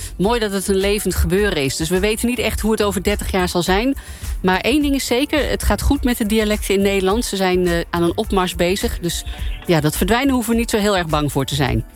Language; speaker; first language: Dutch; native; Dutch